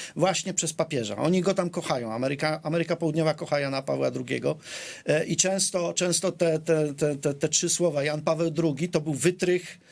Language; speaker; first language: Polish; native; Polish